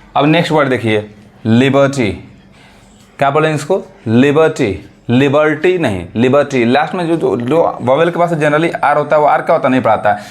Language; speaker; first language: Hindi; native; Hindi